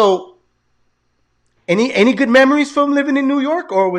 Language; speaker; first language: English; early bilingual, other home language; Spanish